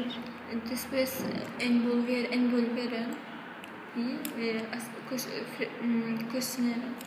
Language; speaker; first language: Spanish; non-native, learner; Azerbaijani